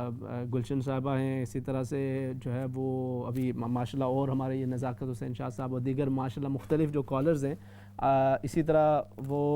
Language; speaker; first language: Urdu; native; Urdu